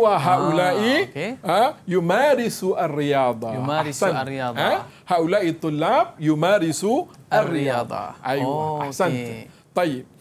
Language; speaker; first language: Arabic; non-native, fluent; Malay